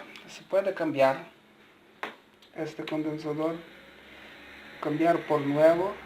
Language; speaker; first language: Spanish; non-native, learner; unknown